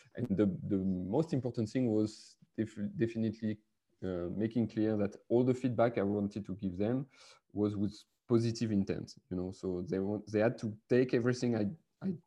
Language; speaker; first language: English; non-native, fluent; French